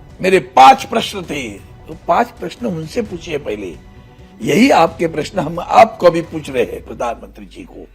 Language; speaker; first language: Hindi; non-native, local second language; Marathi